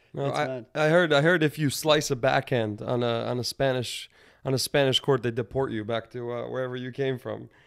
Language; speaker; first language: English; native; English